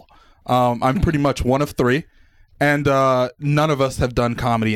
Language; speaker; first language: English; early bilingual, other home language; Spanish